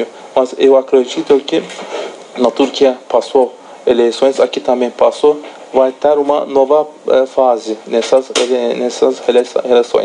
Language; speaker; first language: Portuguese; non-native, fluent; Turkish